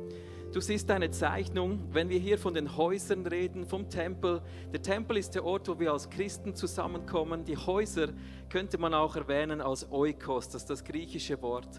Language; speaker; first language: German; native; German